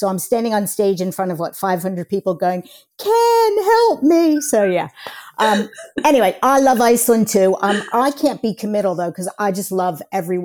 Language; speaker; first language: English; native; English